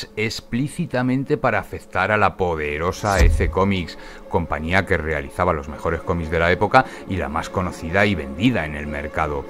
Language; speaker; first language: Spanish; native; Spanish